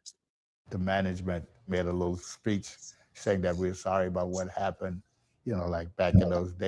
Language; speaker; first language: English; native; English